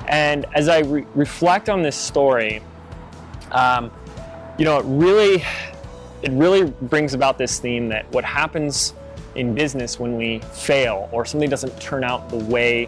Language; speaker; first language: English; native; English